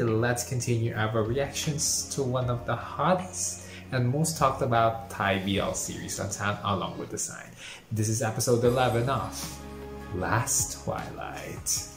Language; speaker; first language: English; non-native, local second language; Filipino